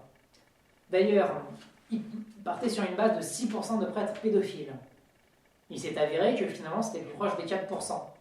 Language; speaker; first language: French; native; French